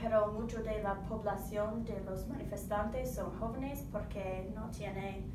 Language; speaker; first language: Spanish; non-native, learner; English